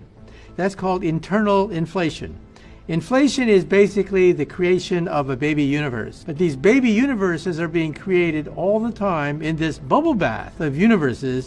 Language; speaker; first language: English; native; English